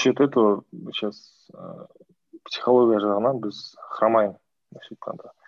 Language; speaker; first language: Russian; non-native, local second language; Kazakh